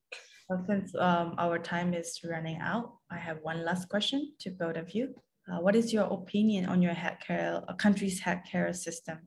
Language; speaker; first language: English; non-native, fluent; Khmer